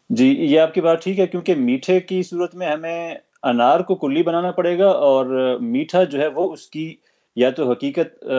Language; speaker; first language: Urdu; native; Urdu